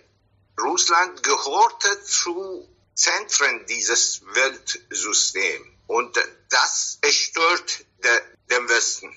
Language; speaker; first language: German; non-native, fluent; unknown